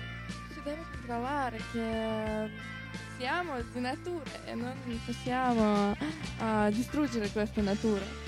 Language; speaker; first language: Italian; non-native, learner; Russian